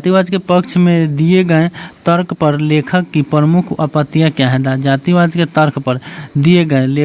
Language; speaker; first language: Hindi; native; Hindi